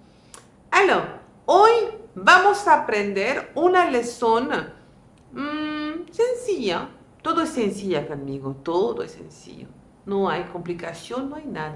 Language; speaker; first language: Spanish; non-native, fluent; French